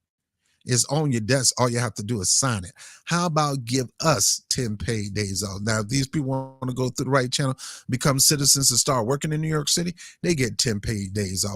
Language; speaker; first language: English; native; English